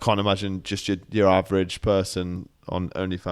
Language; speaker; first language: English; native; English